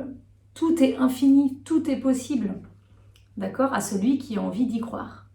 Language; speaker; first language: French; native; French